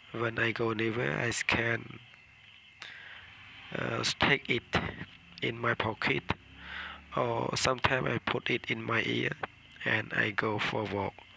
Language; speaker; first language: English; non-native, learner; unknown